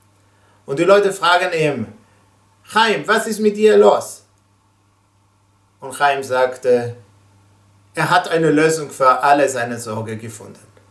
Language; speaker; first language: German; non-native, fluent; Hebrew